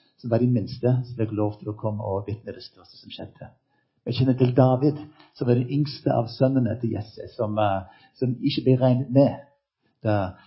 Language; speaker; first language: Norwegian; non-native, fluent; English